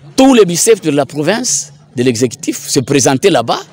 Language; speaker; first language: French; non-native, local second language; Swahili